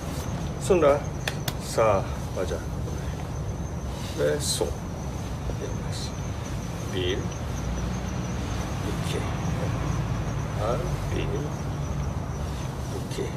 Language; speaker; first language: Turkish; non-native, learner; Japanese